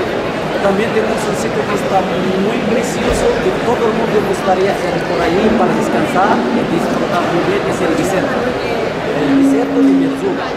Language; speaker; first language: Spanish; non-native, learner; Arabic